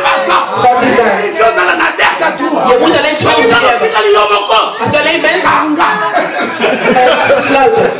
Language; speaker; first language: Dutch; non-native, learner; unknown